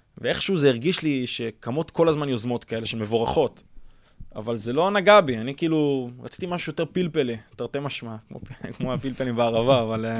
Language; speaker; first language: Hebrew; early bilingual, other home language; English